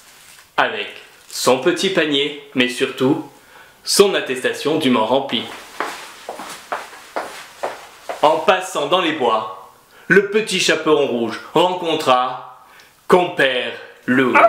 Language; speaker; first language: French; native; French